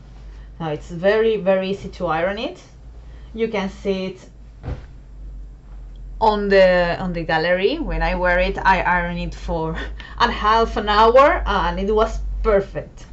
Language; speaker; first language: English; non-native, fluent; Spanish